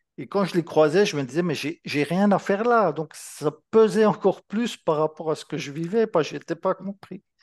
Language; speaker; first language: French; native; French